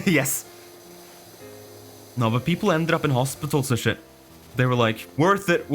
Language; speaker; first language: English; non-native, fluent; Norwegian